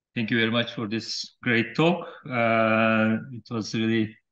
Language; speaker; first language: English; non-native, fluent; Turkish